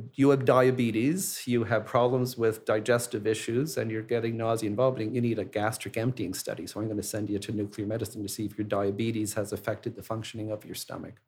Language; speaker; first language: English; native; English